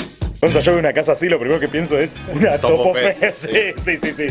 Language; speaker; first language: Spanish; native; Spanish